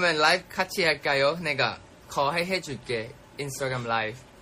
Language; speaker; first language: Korean; non-native, fluent; Thai